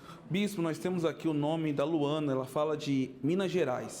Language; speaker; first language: Portuguese; native; Portuguese